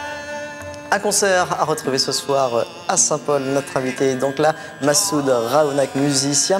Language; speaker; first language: French; native; French